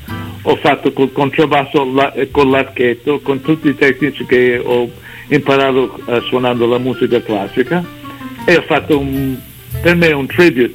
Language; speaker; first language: Italian; early bilingual, heritage; English